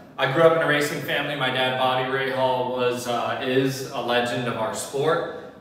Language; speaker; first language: English; native; English